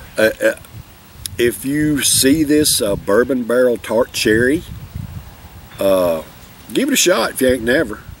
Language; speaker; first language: English; native; English